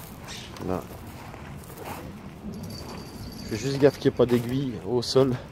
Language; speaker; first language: French; native; French